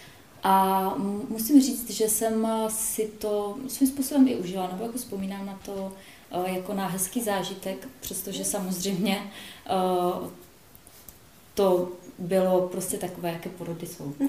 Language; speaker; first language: Czech; native; Czech